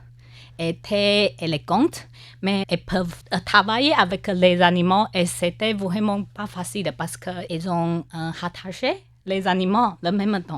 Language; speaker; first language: French; non-native, learner; Chinese